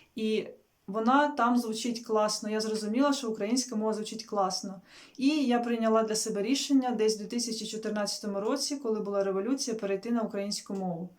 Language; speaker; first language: Ukrainian; non-native, local second language; Russian